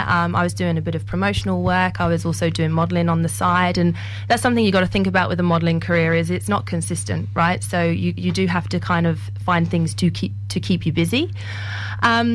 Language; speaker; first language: English; native; English